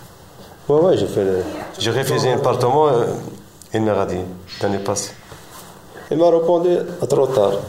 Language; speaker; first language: French; non-native, learner; Arabic